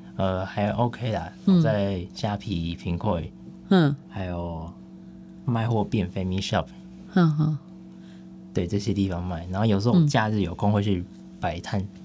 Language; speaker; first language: Chinese; native; Chinese